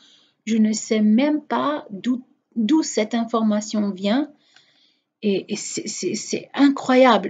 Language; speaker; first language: French; non-native, fluent; Portuguese